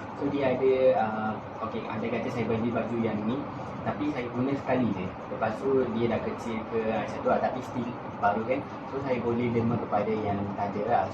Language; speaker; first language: Malay; non-native, local second language; Tamil